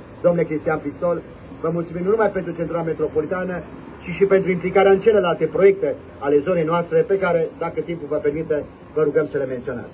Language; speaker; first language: Romanian; native; Romanian